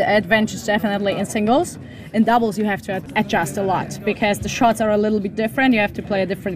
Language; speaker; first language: English; non-native, fluent; Polish